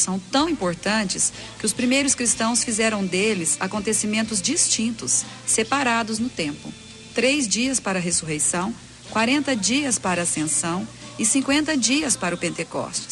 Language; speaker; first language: Portuguese; native; Portuguese